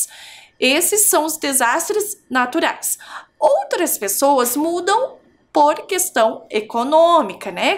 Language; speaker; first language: Portuguese; native; Portuguese